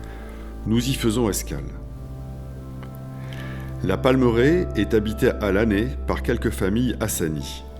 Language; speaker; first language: French; native; French